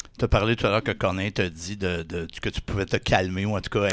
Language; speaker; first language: French; native; French